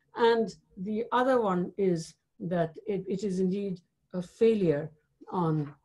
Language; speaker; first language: English; non-native, local second language; Bangla